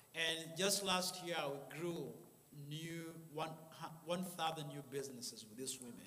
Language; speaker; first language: English; non-native, local second language; Kinyarwanda